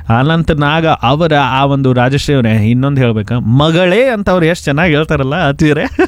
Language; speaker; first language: Kannada; non-native, local second language; Konkani